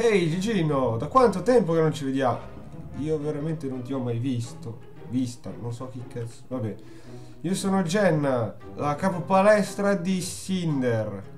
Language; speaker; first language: Italian; native; Italian